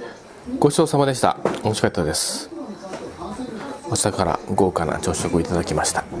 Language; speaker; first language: Japanese; native; Japanese